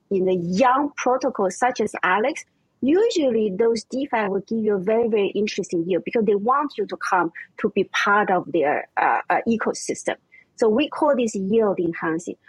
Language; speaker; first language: English; non-native, fluent; German